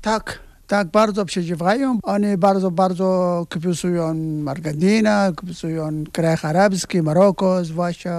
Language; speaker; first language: Polish; non-native, learner; Arabic